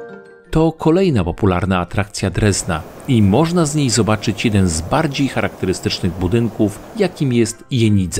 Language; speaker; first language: Polish; native; Polish